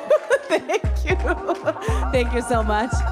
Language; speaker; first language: English; non-native, learner; Japanese